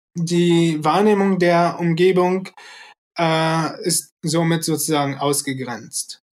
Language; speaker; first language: German; early bilingual, other home language; Arabic